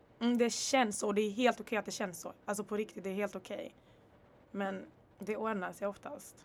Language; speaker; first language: Swedish; early bilingual, other home language; Kinyarwanda